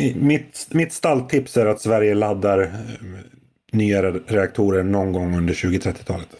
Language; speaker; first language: Swedish; native; Swedish